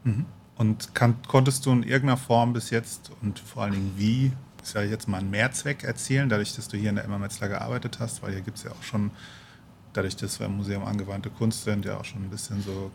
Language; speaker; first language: German; native; German